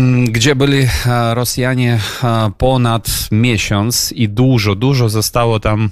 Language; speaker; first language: Polish; non-native, fluent; Ukrainian